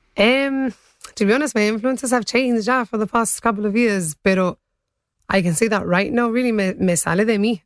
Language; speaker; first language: English; early bilingual, other home language; Spanish